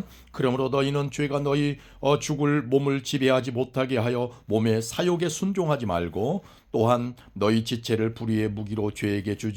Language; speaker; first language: Korean; native; Korean